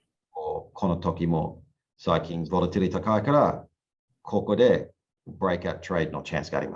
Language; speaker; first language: Japanese; non-native, learner; English